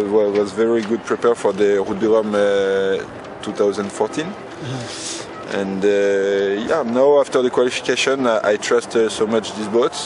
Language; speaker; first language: English; non-native, learner; French